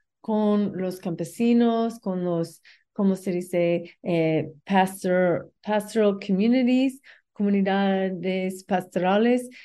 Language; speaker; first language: Spanish; non-native, learner; English